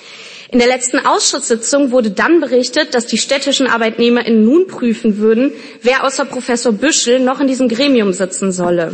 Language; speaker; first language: German; native; German